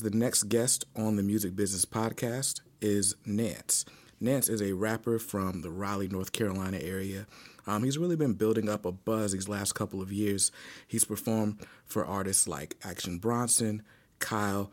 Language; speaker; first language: English; native; English